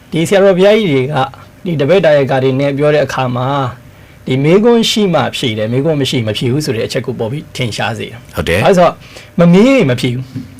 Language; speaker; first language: Burmese; native; Burmese